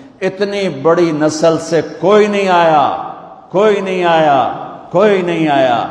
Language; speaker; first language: Urdu; non-native, local second language; Punjabi